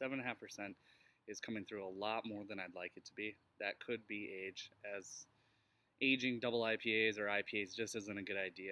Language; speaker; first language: English; native; English